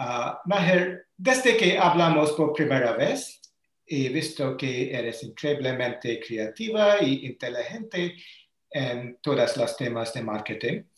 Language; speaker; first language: Spanish; non-native, learner; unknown